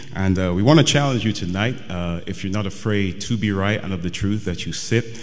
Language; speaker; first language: English; native; English